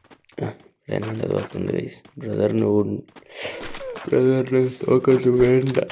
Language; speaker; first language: Malayalam; native; Malayalam